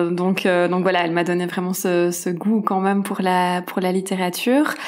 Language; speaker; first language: French; native; French